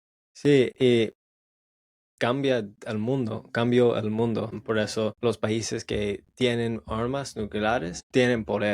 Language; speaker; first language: Spanish; non-native, learner; English